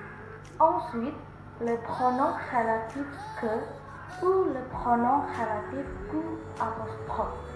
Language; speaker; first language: French; non-native, learner; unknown